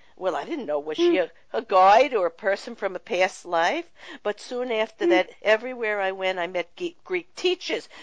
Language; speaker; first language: English; early bilingual, other home language; Russian